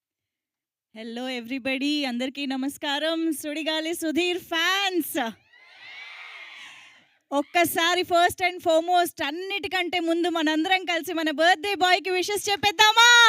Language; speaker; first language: Telugu; native; Telugu